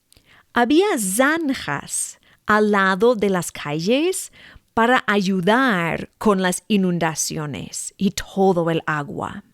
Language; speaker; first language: Spanish; non-native, fluent; English